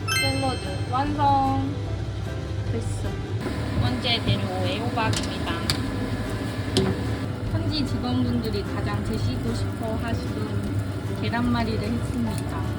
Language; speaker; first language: Korean; native; Korean